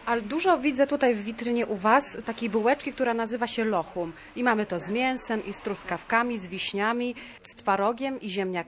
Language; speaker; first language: Polish; native; Polish